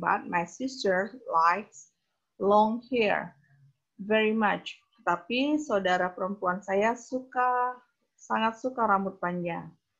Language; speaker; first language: English; non-native, fluent; Indonesian